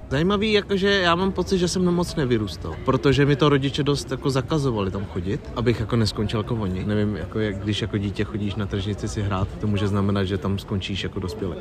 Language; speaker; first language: Czech; early bilingual, other home language; Vietnamese